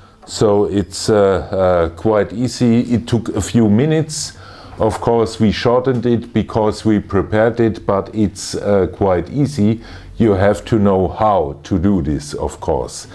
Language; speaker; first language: English; non-native, fluent; German